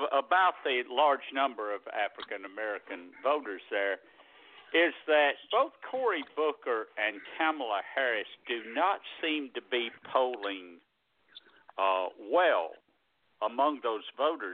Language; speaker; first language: English; native; English